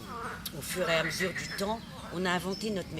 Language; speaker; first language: French; native; French